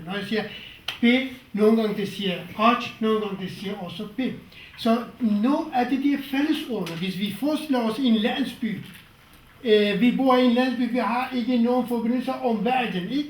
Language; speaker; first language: Danish; non-native, fluent; Kurdish